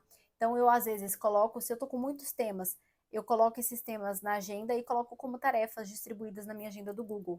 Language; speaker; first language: Portuguese; native; Portuguese